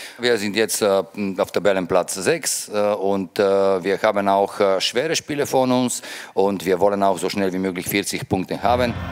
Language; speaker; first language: German; non-native, fluent; Bulgarian